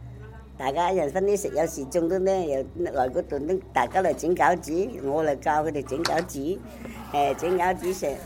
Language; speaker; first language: Chinese; native; Chinese